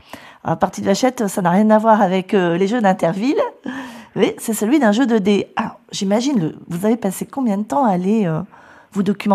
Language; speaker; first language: French; native; French